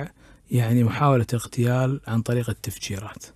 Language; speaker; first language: Arabic; native; Arabic